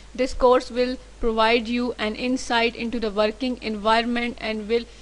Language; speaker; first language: English; non-native, local second language; Urdu